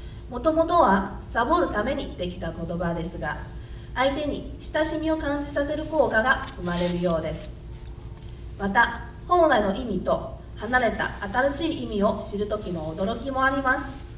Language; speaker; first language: Japanese; non-native, fluent; Chinese